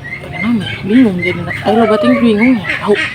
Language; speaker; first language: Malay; non-native, local second language; Sundanese